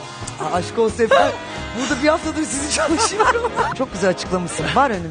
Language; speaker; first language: Turkish; native; Turkish